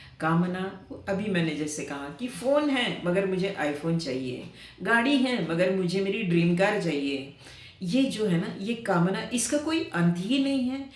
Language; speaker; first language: Hindi; non-native, local second language; Marathi